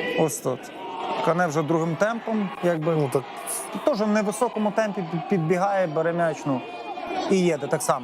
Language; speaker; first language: Ukrainian; native; Ukrainian